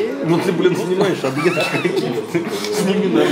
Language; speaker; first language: Russian; native; Russian